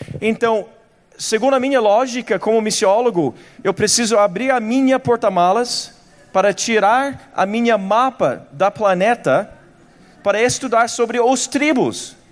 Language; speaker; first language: Portuguese; non-native, fluent; English